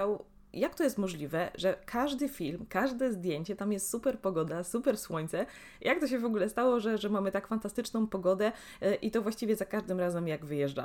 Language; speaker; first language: Polish; native; Polish